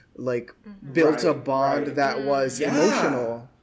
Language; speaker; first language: English; native; English